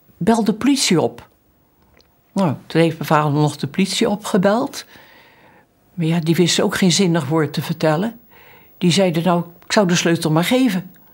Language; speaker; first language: Dutch; native; Dutch